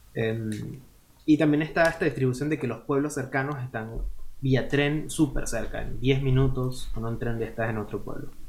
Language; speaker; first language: Spanish; native; Spanish